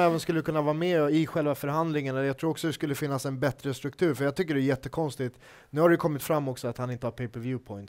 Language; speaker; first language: Swedish; native; Swedish